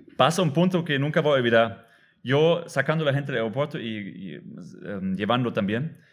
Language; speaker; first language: Spanish; non-native, fluent; German